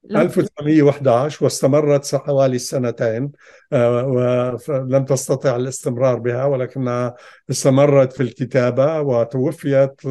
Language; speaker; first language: Arabic; native; Arabic